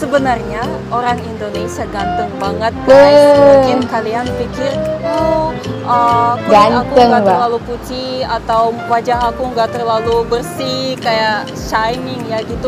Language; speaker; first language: Indonesian; non-native, fluent; Russian